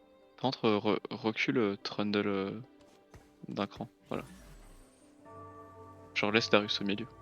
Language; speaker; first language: French; native; French